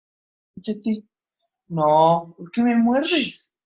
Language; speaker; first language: Spanish; native; Spanish